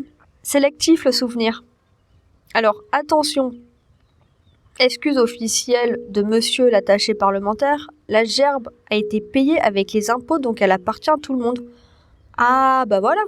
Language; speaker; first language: French; native; French